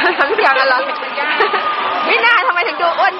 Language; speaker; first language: Thai; native; Thai